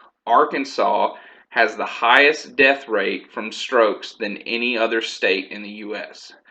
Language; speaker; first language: English; native; English